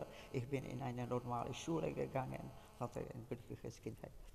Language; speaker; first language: German; non-native, fluent; Czech